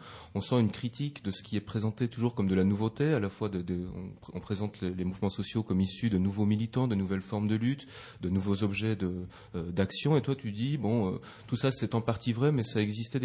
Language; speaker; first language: French; native; French